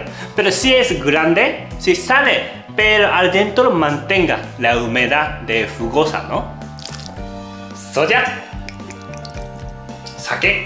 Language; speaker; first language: Spanish; non-native, fluent; Japanese